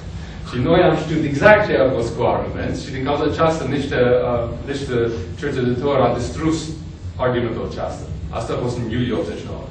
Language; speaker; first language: Romanian; non-native, fluent; English